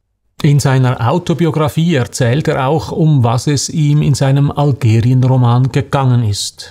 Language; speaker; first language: German; native; German